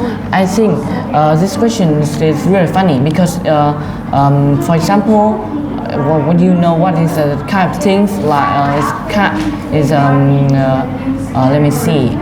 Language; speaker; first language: English; non-native, learner; Vietnamese